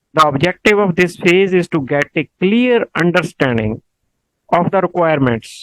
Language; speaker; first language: English; non-native, local second language; Punjabi